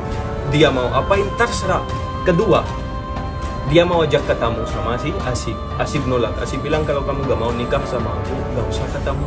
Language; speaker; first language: Indonesian; non-native, fluent; Hindi